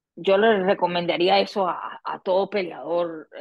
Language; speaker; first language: Spanish; early bilingual, heritage; Spanish